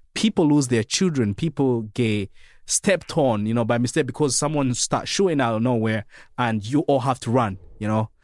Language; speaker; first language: English; non-native, fluent; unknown